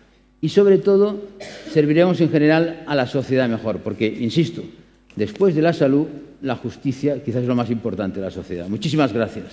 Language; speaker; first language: Spanish; native; Spanish